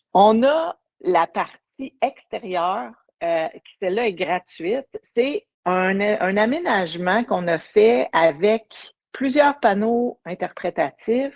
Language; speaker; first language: French; native; French